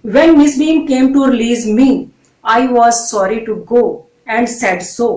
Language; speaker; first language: English; non-native, local second language; Punjabi